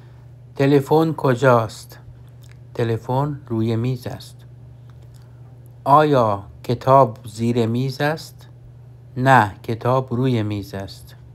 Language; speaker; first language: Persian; non-native, fluent; Urdu